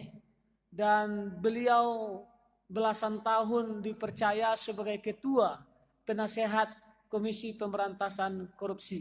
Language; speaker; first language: Indonesian; non-native, local second language; Minangkabau